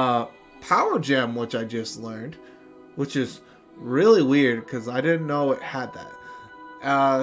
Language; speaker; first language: English; native; English